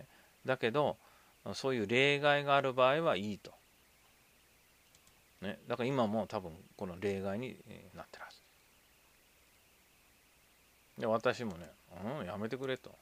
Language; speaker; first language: Japanese; native; Japanese